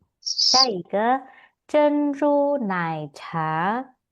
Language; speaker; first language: Chinese; non-native, fluent; Indonesian